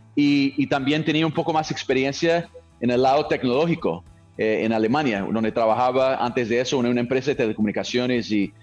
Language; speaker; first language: Spanish; non-native, fluent; English